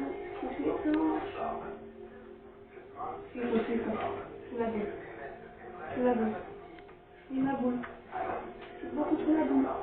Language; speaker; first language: French; native; French